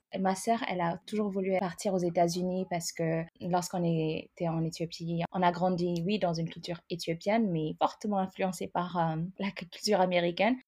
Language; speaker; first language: French; non-native, fluent; Amharic